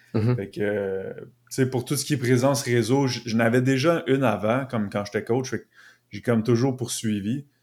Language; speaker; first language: French; native; French